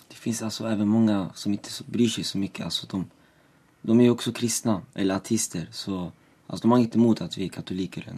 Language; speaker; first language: Swedish; early bilingual, other home language; Arabic